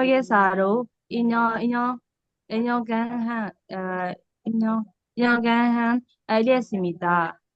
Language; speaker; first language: Korean; non-native, learner; Burmese